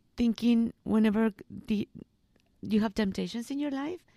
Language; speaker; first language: English; non-native, fluent; Spanish